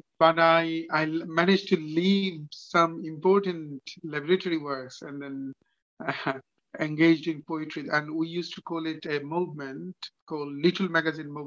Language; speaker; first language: English; non-native, local second language; Bangla